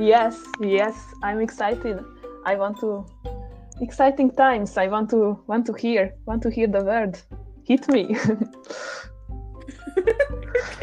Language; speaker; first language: English; non-native, fluent; Hungarian